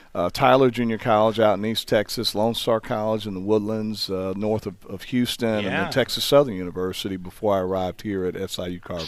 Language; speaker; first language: English; native; English